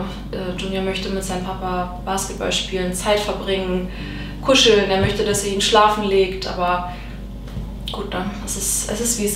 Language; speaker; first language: German; native; German